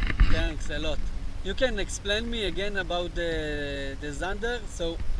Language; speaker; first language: English; non-native, learner; Hebrew